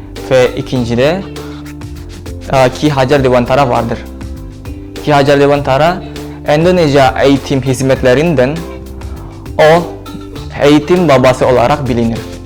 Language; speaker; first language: Turkish; non-native, learner; Indonesian